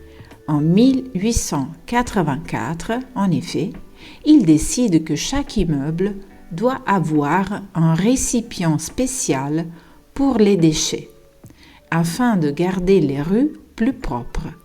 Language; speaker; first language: French; non-native, fluent; Italian